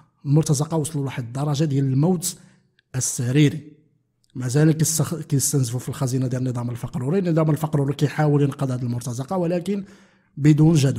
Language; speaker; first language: Arabic; native; Arabic